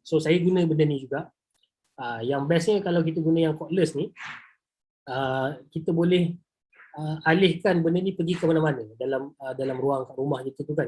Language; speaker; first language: Malay; native; Malay